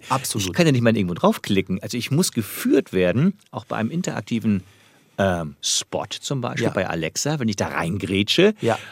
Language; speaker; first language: German; native; German